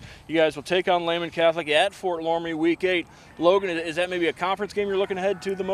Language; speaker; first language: English; native; English